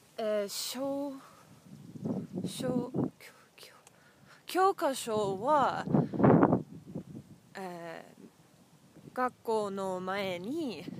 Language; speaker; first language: Japanese; non-native, learner; English